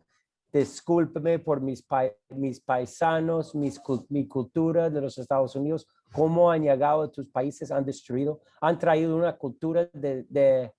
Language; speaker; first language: Spanish; non-native, fluent; English